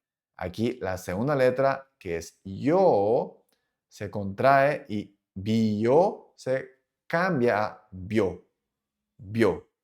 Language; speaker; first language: Spanish; non-native, fluent; Japanese